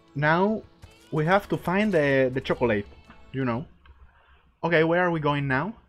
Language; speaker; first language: English; non-native, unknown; Spanish